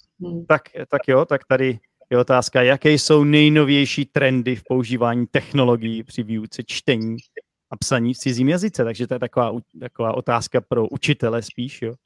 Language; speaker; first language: Czech; native; Czech